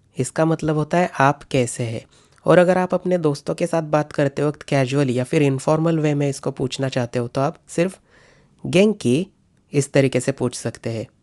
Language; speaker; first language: Hindi; non-native, local second language; Marathi